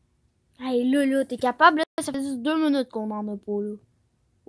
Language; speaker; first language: French; native; French